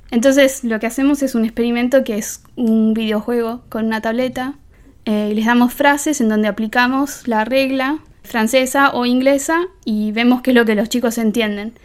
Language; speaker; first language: Spanish; native; Spanish